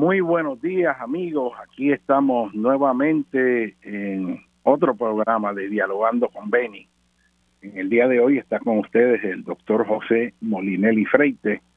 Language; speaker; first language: Spanish; native; Spanish